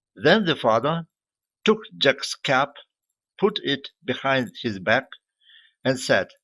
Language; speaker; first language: English; non-native, fluent; Ukrainian